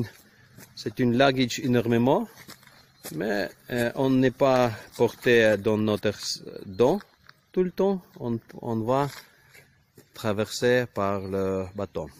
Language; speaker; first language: French; non-native, learner; Ukrainian